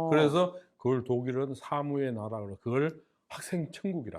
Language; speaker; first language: Korean; native; Korean